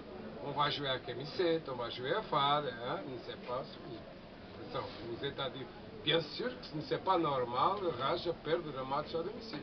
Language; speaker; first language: French; non-native, fluent; Portuguese